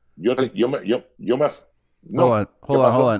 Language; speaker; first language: Spanish; early bilingual, heritage; Spanish